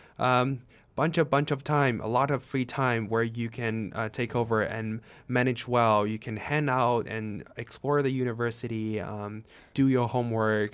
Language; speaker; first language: English; non-native, fluent; Chinese